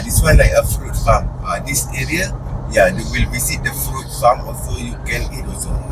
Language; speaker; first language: English; non-native, learner; Malay